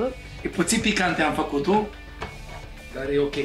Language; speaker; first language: Romanian; non-native, learner; Arabic